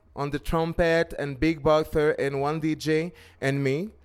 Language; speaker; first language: English; non-native, learner; French